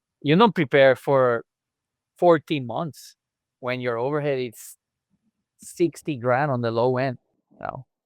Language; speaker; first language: English; non-native, local second language; Spanish